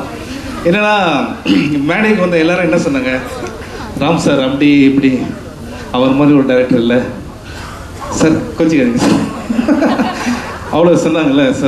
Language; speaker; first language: Tamil; native; Tamil